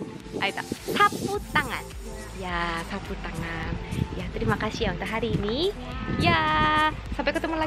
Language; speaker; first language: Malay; non-native, fluent; Korean